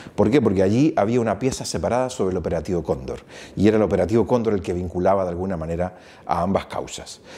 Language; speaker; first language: Spanish; native; Spanish